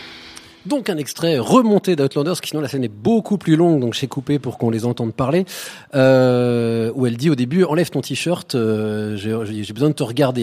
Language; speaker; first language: French; native; French